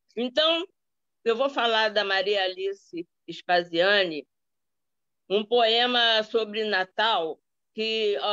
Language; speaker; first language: Portuguese; native; Portuguese